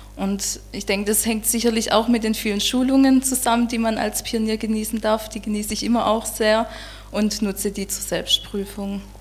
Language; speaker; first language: German; native; German